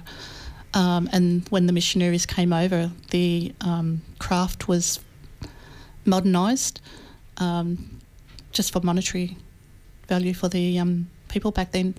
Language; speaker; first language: English; native; English